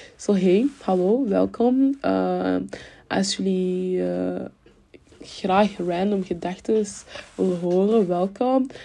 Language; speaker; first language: Dutch; early bilingual, other home language; French